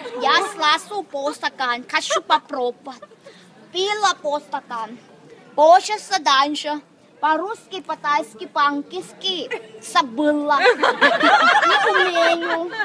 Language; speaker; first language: Russian; non-native, learner; Thai